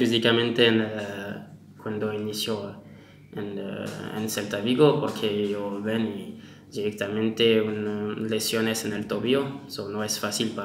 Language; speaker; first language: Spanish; non-native, learner; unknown